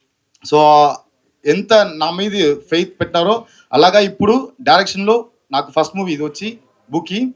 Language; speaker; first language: Telugu; non-native, fluent; Tamil